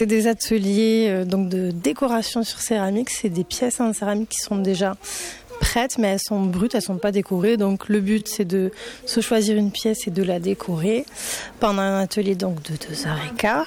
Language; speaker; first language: French; native; French